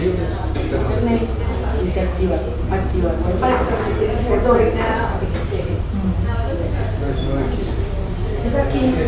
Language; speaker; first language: Spanish; native; Spanish